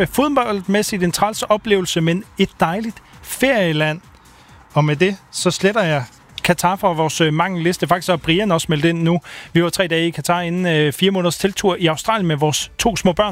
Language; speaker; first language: Danish; native; Danish